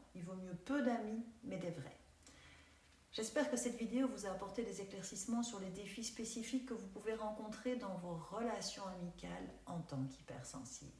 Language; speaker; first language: French; native; French